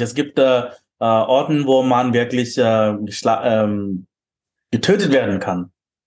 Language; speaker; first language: German; non-native, fluent; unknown